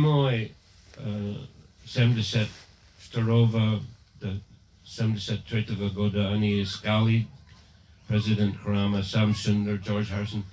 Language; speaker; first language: Russian; non-native, fluent; English